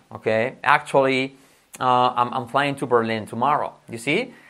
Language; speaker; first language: English; non-native, fluent; Spanish